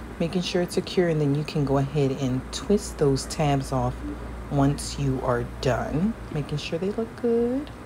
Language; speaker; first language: English; native; English